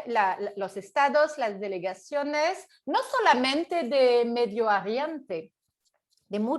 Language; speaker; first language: Spanish; non-native, fluent; French